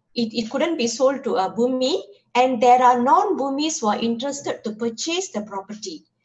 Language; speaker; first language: English; non-native, local second language; Tamil